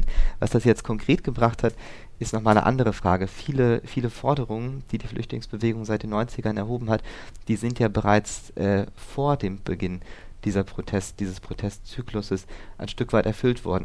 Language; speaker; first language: German; native; German